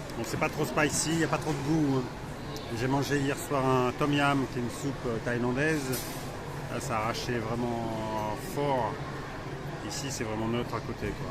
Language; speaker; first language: French; native; French